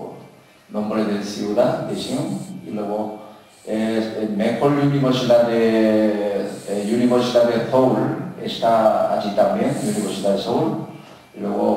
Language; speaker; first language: Spanish; non-native, learner; Korean